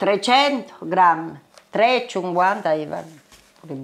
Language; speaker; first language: Italian; native; Italian